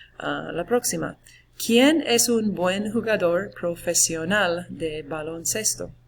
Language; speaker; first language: Spanish; non-native, fluent; English